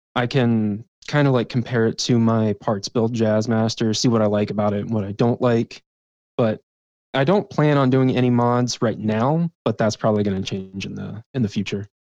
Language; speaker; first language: English; native; English